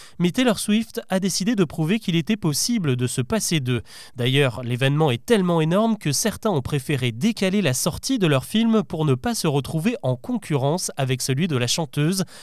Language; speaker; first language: French; native; French